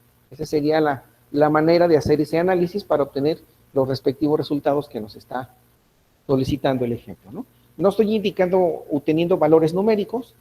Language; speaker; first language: Spanish; native; Spanish